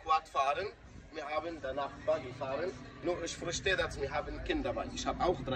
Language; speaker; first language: German; non-native, learner; Arabic